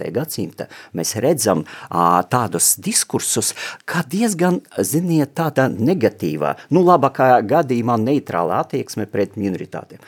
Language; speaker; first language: Latvian; non-native, local second language; Russian